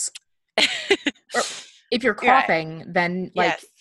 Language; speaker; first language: English; native; English